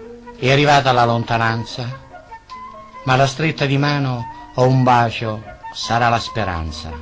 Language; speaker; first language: Italian; native; Italian